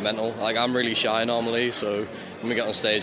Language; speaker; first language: English; native; English